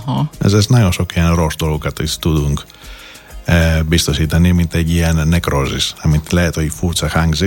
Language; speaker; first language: Hungarian; non-native, fluent; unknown